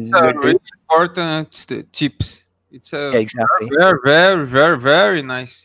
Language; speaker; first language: English; non-native, learner; Portuguese